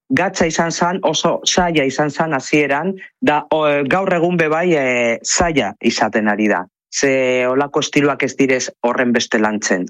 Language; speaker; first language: Basque; non-native, local second language; Spanish